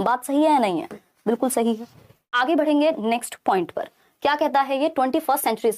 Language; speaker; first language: Hindi; native; Hindi